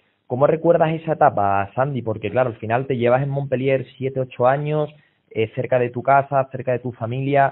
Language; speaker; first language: Spanish; native; Spanish